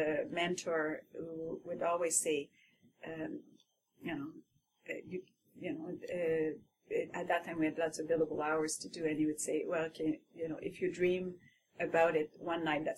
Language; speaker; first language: English; non-native, fluent; French